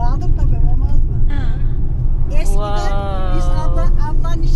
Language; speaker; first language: Turkish; native; Turkish